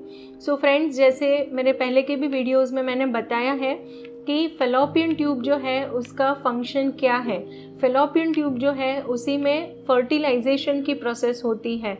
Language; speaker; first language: Hindi; non-native, local second language; Gujarati